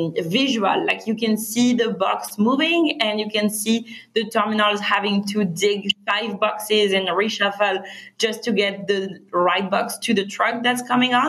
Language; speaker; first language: English; non-native, fluent; French